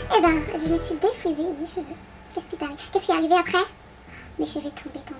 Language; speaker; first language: French; non-native, local second language; Haitian Creole